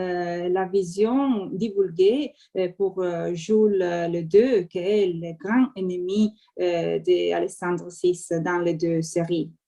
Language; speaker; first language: French; non-native, fluent; Italian